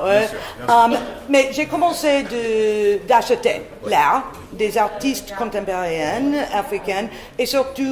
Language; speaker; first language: French; non-native, fluent; English